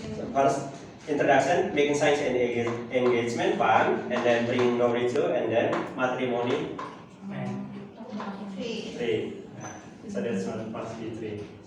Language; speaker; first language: English; non-native, learner; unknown